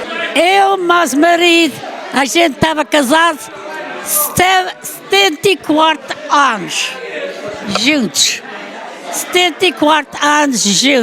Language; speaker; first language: Portuguese; early bilingual, heritage; Portuguese